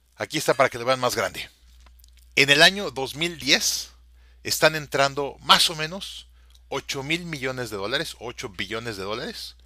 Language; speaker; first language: Spanish; native; Spanish